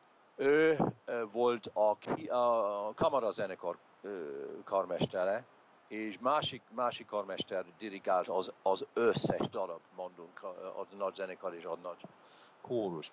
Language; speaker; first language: Hungarian; non-native, learner; English